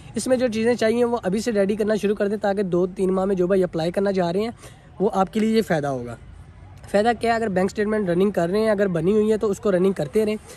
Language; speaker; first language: Urdu; non-native, local second language; Punjabi